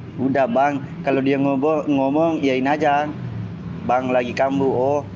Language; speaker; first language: Indonesian; non-native, local second language; Buginese